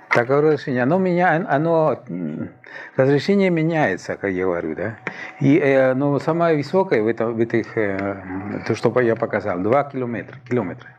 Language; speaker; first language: Russian; non-native, fluent; Spanish